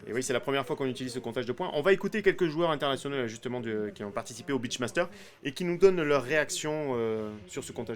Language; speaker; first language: French; native; French